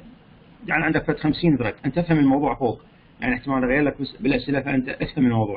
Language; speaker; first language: Arabic; native; Arabic